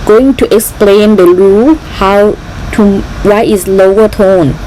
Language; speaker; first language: English; non-native, learner; Thai